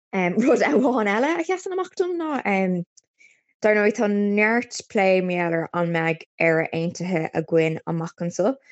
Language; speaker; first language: Irish; non-native, local second language; English